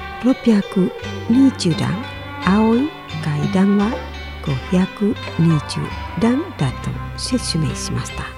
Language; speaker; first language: Japanese; non-native, fluent; Indonesian